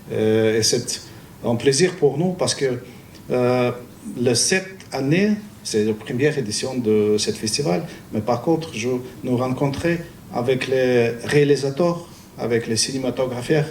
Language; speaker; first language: French; non-native, learner; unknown